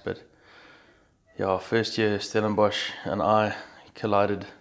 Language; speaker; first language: English; native; English